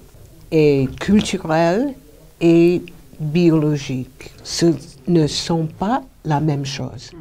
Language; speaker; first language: French; non-native, fluent; English